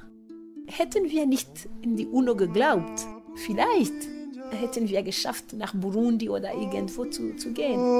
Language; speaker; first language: German; non-native, fluent; Kinyarwanda